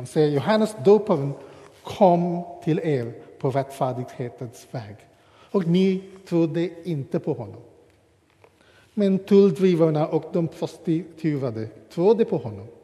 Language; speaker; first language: Swedish; non-native, fluent; English